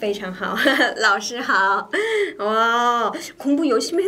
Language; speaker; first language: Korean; non-native, fluent; Chinese